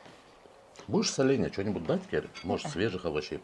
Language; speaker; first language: Russian; native; Russian